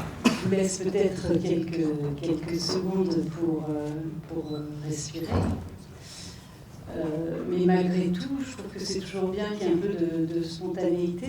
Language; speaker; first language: French; native; French